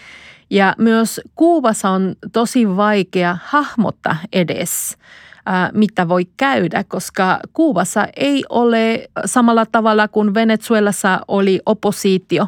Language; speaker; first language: Finnish; non-native, fluent; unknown